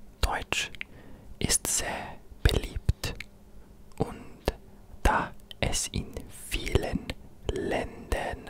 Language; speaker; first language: German; non-native, learner; English